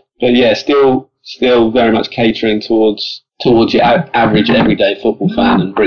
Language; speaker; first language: English; native; English